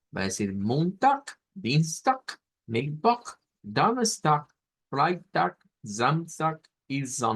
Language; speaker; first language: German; non-native, learner; Spanish